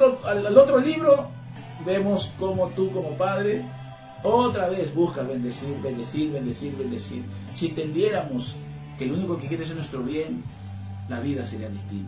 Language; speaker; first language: Spanish; native; Spanish